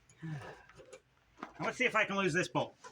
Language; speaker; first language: English; native; English